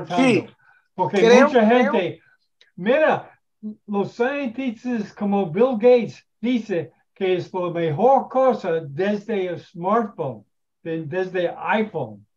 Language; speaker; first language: Spanish; non-native, learner; English